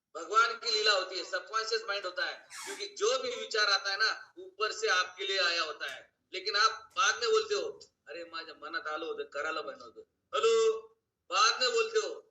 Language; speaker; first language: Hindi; non-native, local second language; Marathi